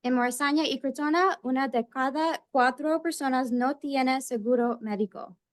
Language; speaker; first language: Spanish; non-native, learner; English